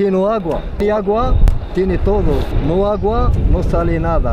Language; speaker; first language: Spanish; non-native, learner; Arabic